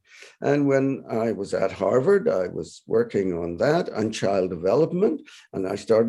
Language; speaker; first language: English; native; English